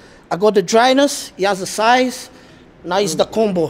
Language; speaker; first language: English; non-native, fluent; Portuguese